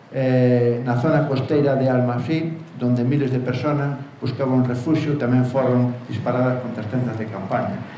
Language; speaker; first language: Galician; non-native, local second language; Spanish